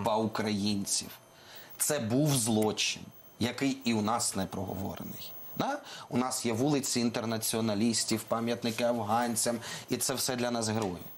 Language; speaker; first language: Ukrainian; non-native, local second language; Russian